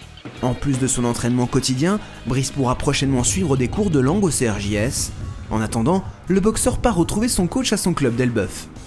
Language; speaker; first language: French; native; French